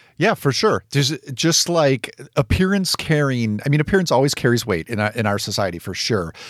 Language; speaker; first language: English; native; English